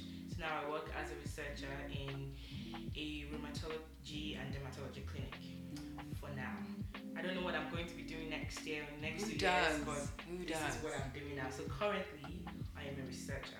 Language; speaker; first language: English; non-native, local second language; Yoruba